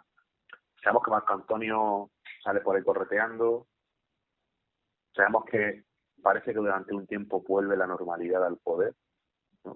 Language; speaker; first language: Spanish; native; Spanish